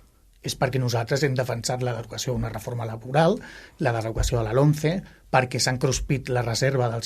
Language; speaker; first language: Catalan; native; Catalan